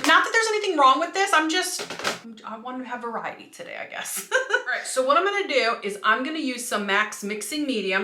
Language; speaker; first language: English; native; English